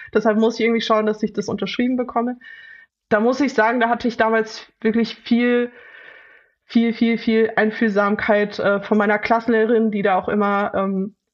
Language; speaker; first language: German; native; German